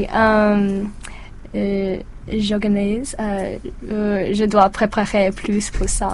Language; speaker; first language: French; non-native, learner; English